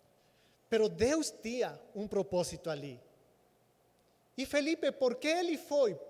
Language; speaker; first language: Portuguese; non-native, fluent; Spanish